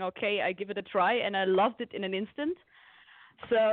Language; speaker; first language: English; non-native, fluent; German